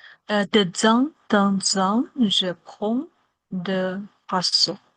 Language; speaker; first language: French; non-native, learner; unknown